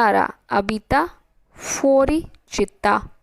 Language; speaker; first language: Italian; non-native, fluent; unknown